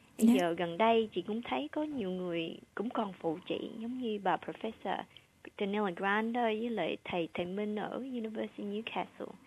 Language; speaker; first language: Vietnamese; early bilingual, heritage; Vietnamese